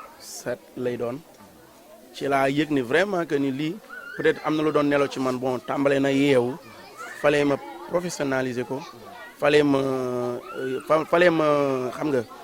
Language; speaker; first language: Wolof; native; Wolof